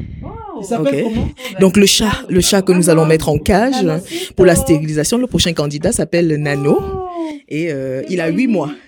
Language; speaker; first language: French; native; French